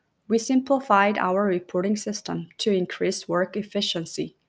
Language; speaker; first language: English; non-native, fluent; Korean